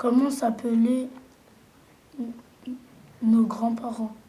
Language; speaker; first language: French; early bilingual, other home language; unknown